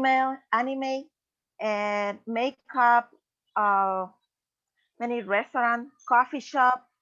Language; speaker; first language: English; non-native, learner; Spanish